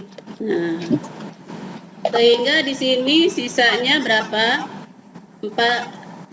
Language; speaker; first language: Indonesian; native; Indonesian